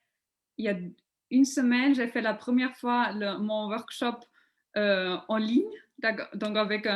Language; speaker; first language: French; non-native, local second language; German